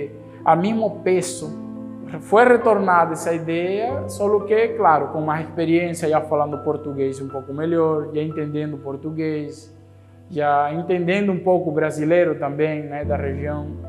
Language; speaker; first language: Portuguese; non-native, fluent; Spanish